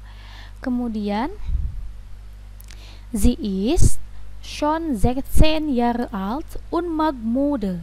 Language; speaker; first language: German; non-native, fluent; Indonesian